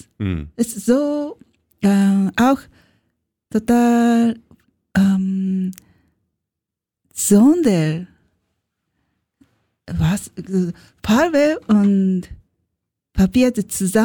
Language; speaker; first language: German; non-native, learner; Japanese